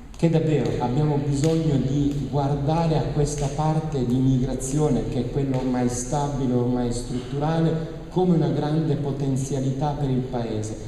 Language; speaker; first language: Italian; native; Italian